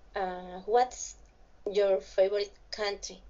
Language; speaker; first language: English; non-native, learner; Spanish